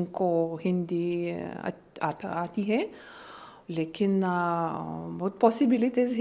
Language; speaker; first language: Hindi; non-native, learner; Lithuanian